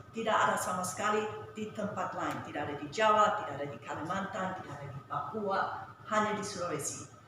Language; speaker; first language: Indonesian; non-native, fluent; English